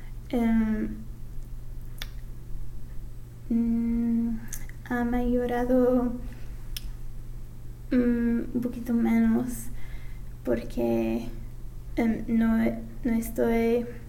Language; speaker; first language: Spanish; non-native, fluent; English